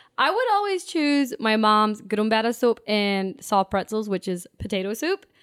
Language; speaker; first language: English; non-native, local second language; Pennsylvania German